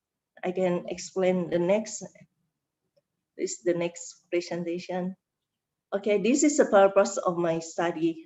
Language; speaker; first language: English; non-native, learner; Indonesian